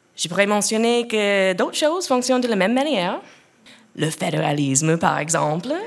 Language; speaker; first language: French; non-native, local second language; English